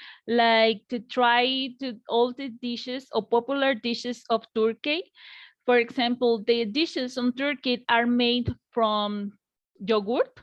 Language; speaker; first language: English; non-native, learner; Spanish